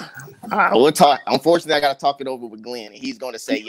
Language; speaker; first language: English; native; English